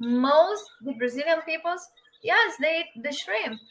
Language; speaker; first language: English; non-native, learner; Portuguese